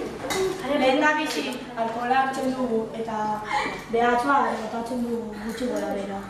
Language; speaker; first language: Basque; non-native, local second language; Spanish